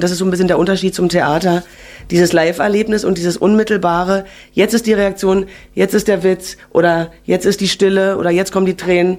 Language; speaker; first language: German; native; German